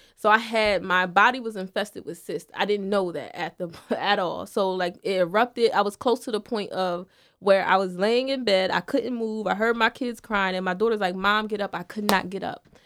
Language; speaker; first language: English; native; English